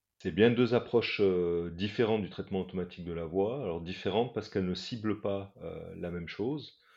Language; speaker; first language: French; native; French